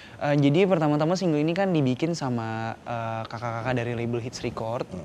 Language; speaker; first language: Indonesian; native; Indonesian